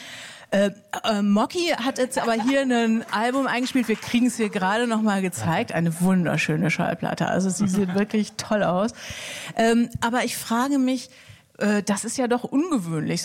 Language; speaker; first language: German; native; German